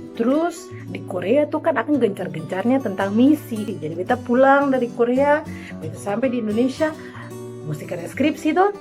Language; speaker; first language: Indonesian; native; Indonesian